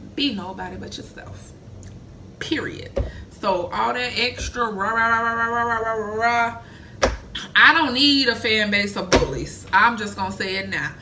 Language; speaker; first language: English; native; English